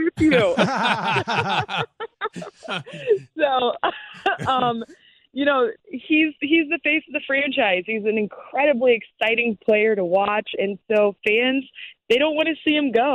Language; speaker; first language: English; native; English